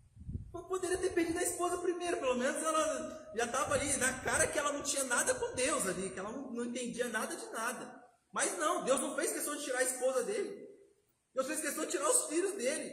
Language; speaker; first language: Portuguese; native; Portuguese